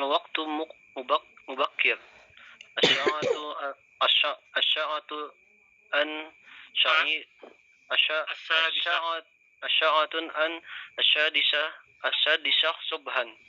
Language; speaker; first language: Arabic; non-native, learner; Indonesian